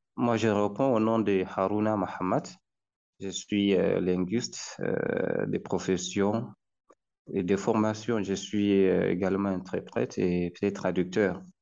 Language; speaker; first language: French; non-native, local second language; Hausa